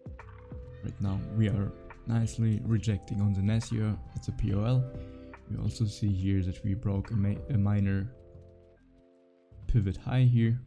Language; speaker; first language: English; non-native, fluent; German